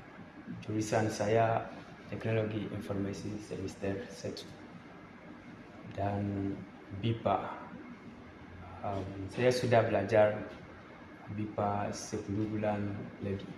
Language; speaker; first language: Indonesian; non-native, learner; English